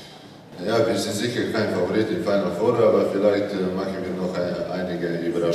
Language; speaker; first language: German; non-native, fluent; Serbian